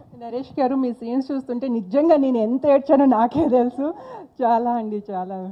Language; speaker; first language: Telugu; non-native, learner; Malayalam